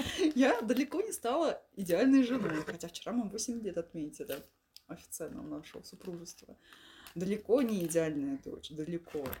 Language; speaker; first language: Russian; native; Russian